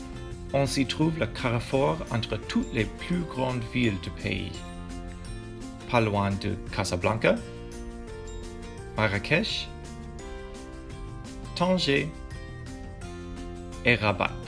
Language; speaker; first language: French; non-native, learner; English